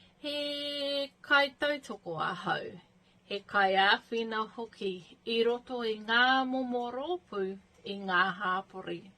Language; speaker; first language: Māori; non-native, local second language; English